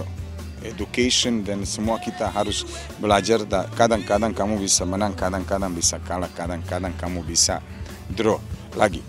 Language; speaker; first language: Indonesian; non-native, fluent; Serbian